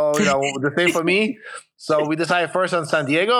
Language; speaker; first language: English; non-native, fluent; Polish